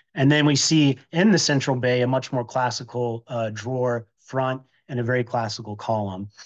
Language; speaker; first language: English; native; English